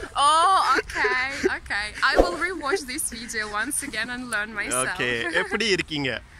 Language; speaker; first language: English; non-native, fluent; Russian